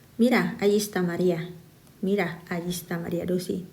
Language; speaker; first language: Spanish; non-native, fluent; Thai